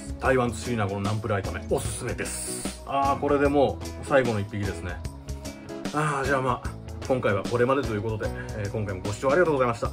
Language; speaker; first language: Japanese; native; Japanese